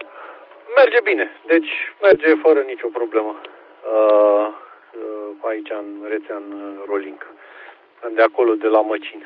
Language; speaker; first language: Romanian; native; Romanian